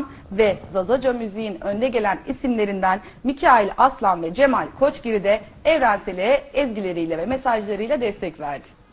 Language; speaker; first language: Turkish; native; Turkish